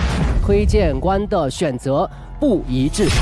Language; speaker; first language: Chinese; native; Chinese